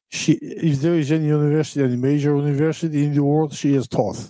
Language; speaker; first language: English; non-native, fluent; Georgian